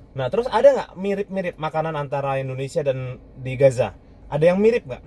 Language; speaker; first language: Indonesian; native; Indonesian